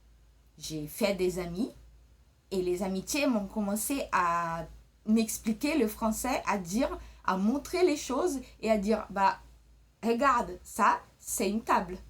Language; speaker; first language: French; early bilingual, other home language; Portuguese